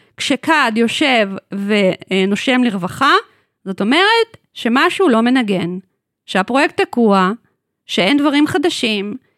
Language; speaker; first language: Hebrew; non-native, fluent; Russian